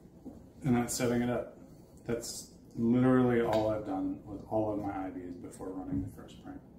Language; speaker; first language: English; native; English